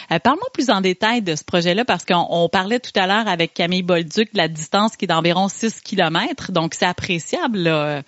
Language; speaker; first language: French; native; French